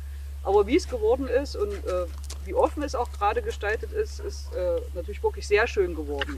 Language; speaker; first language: German; native; German